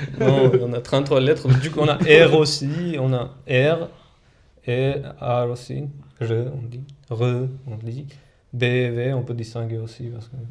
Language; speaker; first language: French; non-native, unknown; Georgian